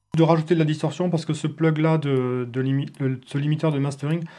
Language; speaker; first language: French; native; French